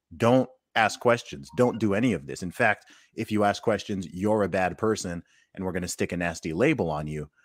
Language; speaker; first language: English; native; English